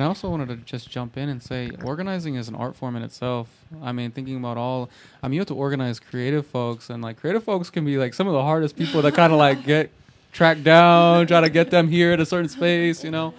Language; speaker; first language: English; native; English